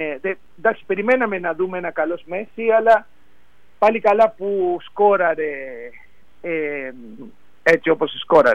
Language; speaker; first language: Greek; non-native, fluent; Spanish